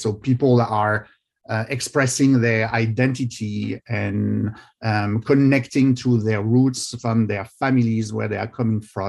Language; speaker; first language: English; non-native, fluent; French